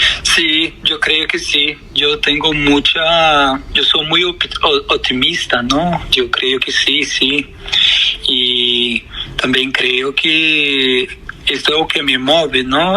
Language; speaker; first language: Spanish; non-native, fluent; Portuguese